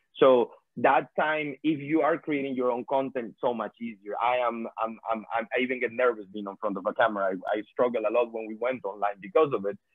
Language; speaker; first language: English; non-native, fluent; Spanish